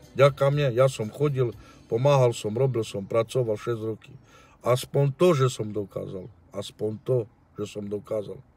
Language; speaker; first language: Slovak; non-native, local second language; Romany